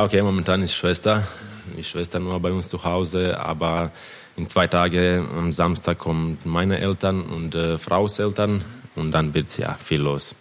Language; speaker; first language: German; non-native, fluent; Croatian